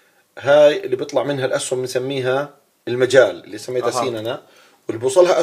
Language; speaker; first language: Arabic; native; Arabic